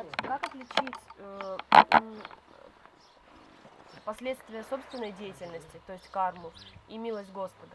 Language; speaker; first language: Russian; native; Russian